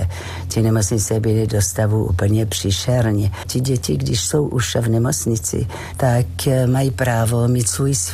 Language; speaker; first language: Czech; non-native, fluent; French